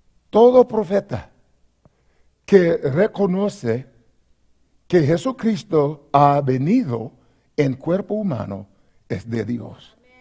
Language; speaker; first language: Spanish; non-native, learner; English